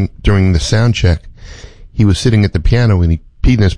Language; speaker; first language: English; native; English